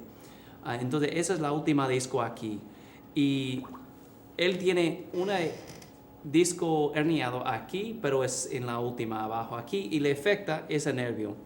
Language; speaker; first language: Spanish; early bilingual, heritage; English